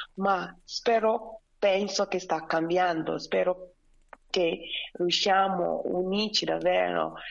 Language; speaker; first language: Italian; non-native, fluent; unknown